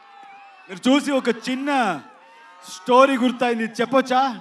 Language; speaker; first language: Telugu; non-native, learner; Kannada